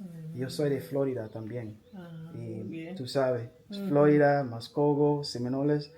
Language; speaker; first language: Spanish; non-native, learner; English